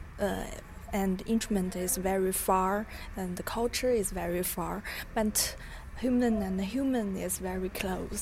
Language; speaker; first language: English; non-native, learner; Chinese